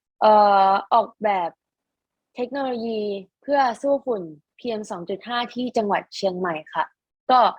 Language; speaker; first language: Thai; native; Thai